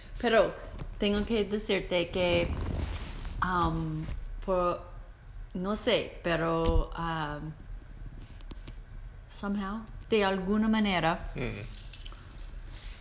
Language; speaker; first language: Spanish; non-native, learner; English